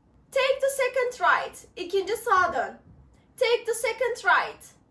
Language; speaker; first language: English; non-native, fluent; Turkish